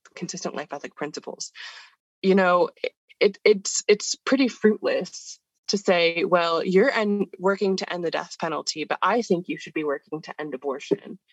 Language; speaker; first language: English; native; English